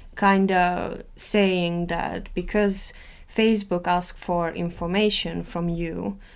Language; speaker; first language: English; non-native, fluent; Hungarian